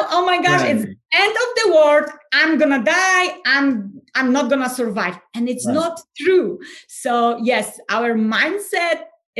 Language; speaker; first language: English; non-native, fluent; Polish